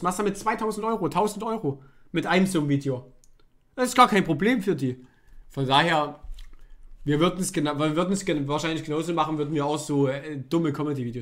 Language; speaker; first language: German; native; German